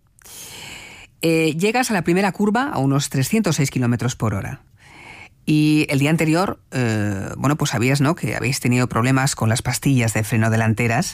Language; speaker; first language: Spanish; native; Spanish